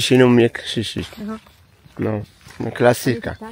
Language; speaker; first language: Czech; non-native, learner; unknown